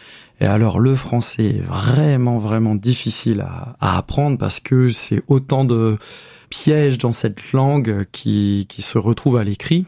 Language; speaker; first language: French; native; French